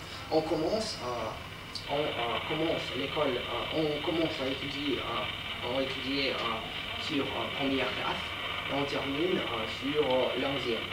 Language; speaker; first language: French; non-native, learner; Russian